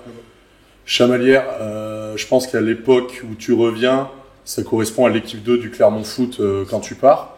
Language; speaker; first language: French; native; French